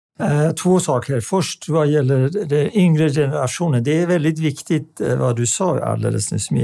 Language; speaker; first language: Swedish; non-native, fluent; Persian